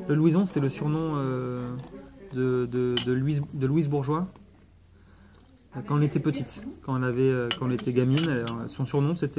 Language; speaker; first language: French; native; French